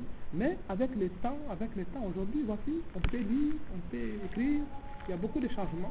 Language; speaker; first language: French; non-native, local second language; Tamasheq